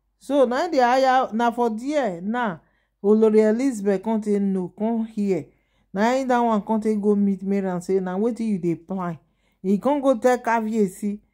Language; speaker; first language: Nigerian Pidgin; non-native, local second language; Yoruba